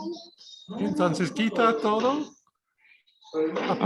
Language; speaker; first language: Spanish; non-native, fluent; English